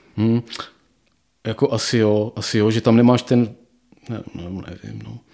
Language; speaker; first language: Czech; native; Czech